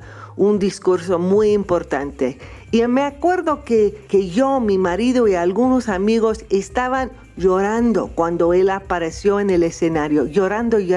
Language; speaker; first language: Spanish; non-native, fluent; English